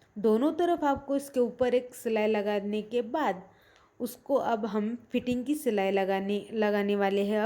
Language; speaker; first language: Hindi; non-native, local second language; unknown